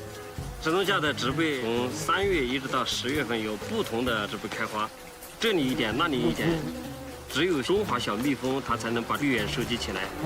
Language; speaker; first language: Chinese; native; Chinese